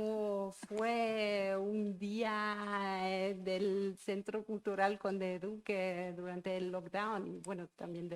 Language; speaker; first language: Spanish; non-native, fluent; German